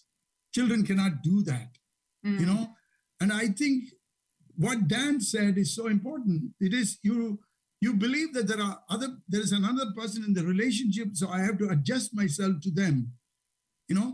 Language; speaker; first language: English; non-native, local second language; Tamil